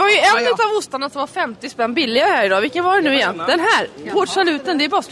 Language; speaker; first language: Swedish; native; Swedish